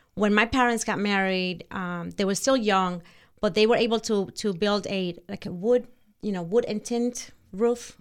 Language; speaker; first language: English; non-native, fluent; Spanish